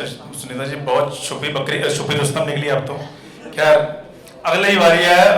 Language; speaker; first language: Hindi; native; Hindi